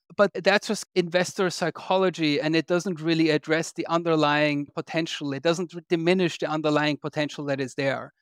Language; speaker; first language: English; non-native, fluent; German